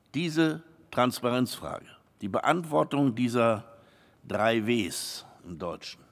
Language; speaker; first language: German; native; German